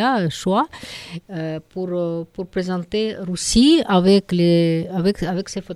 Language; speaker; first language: French; non-native, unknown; Russian